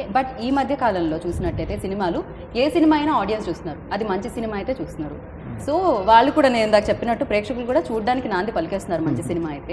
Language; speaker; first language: Telugu; native; Telugu